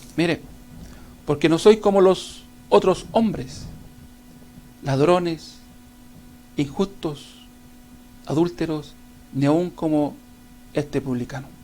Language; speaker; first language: Spanish; native; Spanish